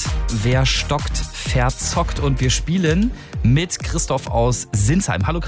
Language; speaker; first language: German; native; German